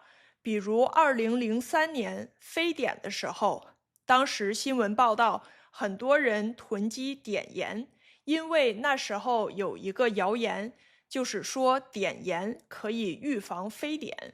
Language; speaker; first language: Chinese; native; Chinese